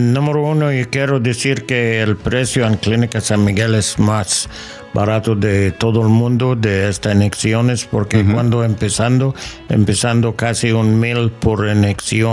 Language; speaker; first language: Spanish; non-native, learner; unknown